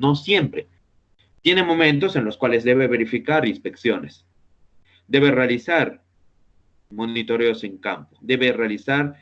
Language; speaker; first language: Spanish; native; Spanish